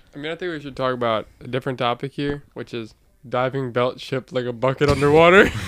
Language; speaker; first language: English; native; English